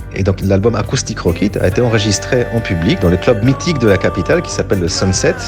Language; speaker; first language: French; non-native, fluent; Polish